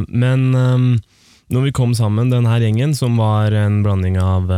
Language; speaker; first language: Norwegian; native; Norwegian